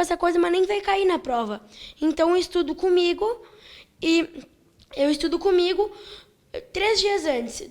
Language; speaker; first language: Portuguese; native; Portuguese